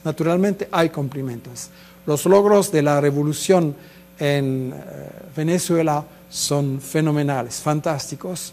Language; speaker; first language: Spanish; non-native, fluent; French